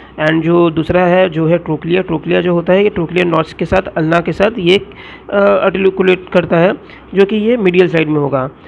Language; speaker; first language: Hindi; non-native, local second language; Bangla